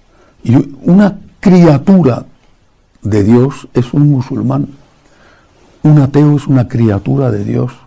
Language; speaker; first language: Spanish; native; Spanish